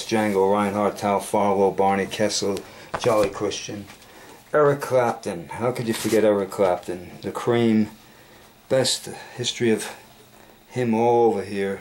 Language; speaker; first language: English; native; English